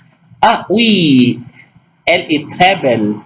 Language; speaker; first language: French; non-native, local second language; Hindi